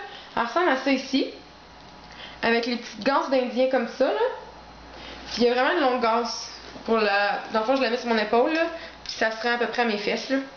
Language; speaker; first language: French; native; French